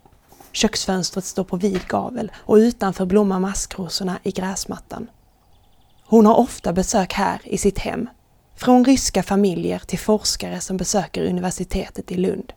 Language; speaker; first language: Swedish; native; Swedish